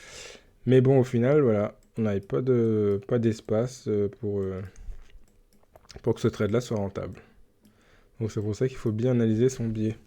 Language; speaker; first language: French; native; French